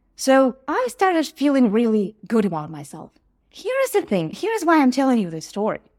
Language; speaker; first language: English; non-native, fluent; Ukrainian